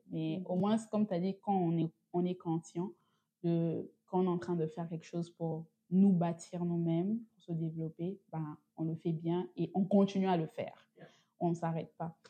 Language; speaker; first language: French; non-native, local second language; Lingala